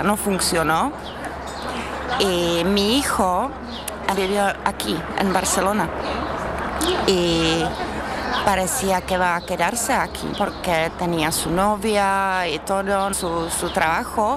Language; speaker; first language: Spanish; non-native, fluent; Czech